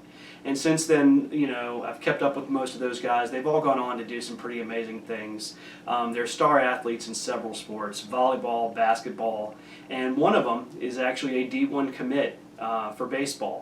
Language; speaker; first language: English; native; English